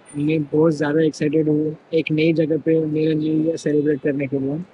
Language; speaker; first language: Hindi; non-native, local second language; Marathi